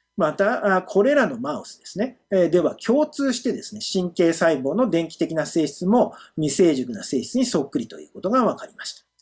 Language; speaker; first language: Japanese; native; Japanese